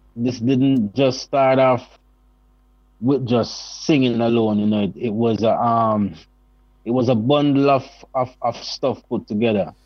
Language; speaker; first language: English; non-native, local second language; Jamaican Creole English